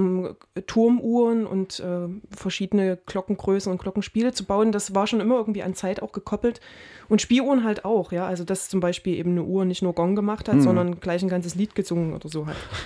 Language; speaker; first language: German; native; German